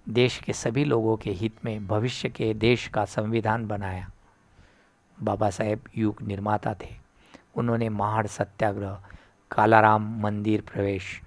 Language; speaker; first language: Hindi; non-native, local second language; Marathi